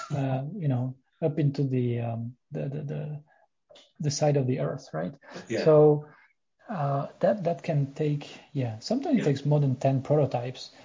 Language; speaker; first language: English; non-native, fluent; French